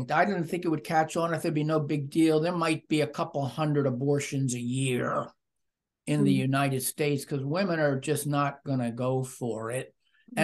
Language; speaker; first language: English; native; English